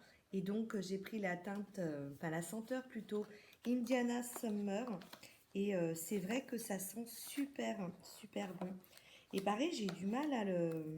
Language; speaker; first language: French; native; French